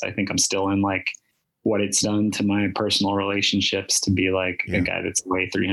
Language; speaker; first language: English; native; English